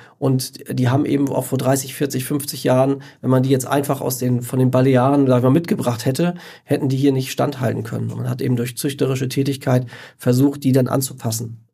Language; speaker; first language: German; native; German